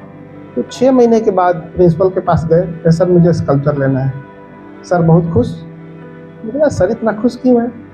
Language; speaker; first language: Hindi; native; Hindi